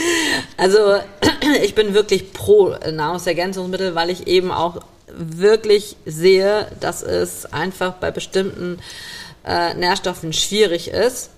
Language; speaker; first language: German; native; German